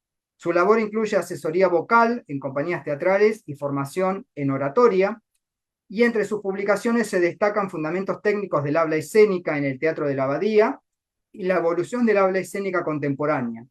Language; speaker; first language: Spanish; native; Spanish